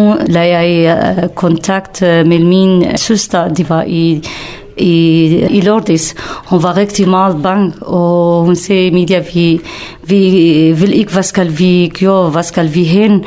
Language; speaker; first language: Danish; non-native, learner; Kurdish